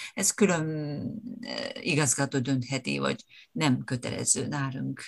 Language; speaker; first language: Hungarian; non-native, fluent; Japanese